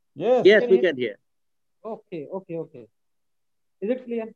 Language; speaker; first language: English; non-native, local second language; Urdu